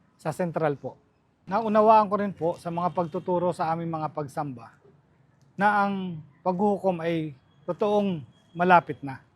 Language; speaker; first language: Filipino; native; Filipino